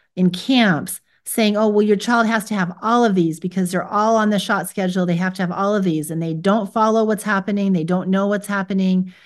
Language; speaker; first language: English; native; English